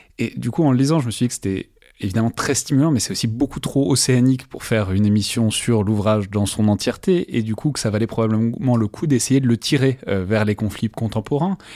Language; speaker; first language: French; native; French